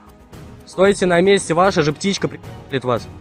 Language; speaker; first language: Russian; native; Russian